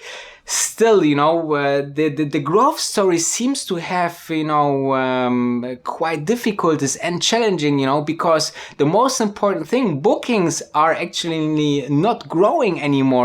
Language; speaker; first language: English; non-native, fluent; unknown